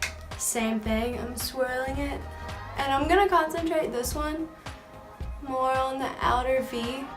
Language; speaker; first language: English; native; English